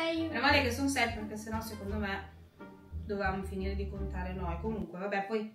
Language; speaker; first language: Italian; native; Italian